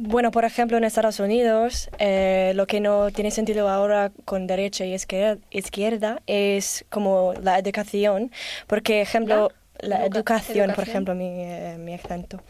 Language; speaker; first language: Spanish; non-native, learner; English